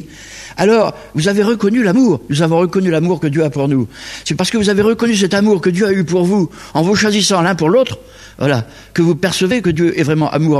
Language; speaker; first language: French; native; French